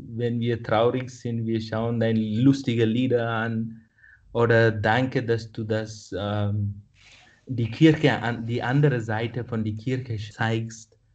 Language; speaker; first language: German; non-native, fluent; Kannada